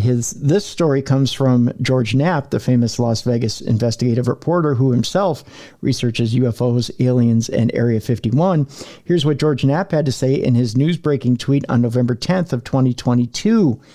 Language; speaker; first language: English; native; English